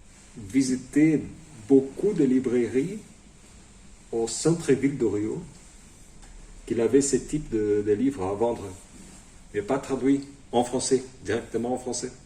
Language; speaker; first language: French; non-native, fluent; Portuguese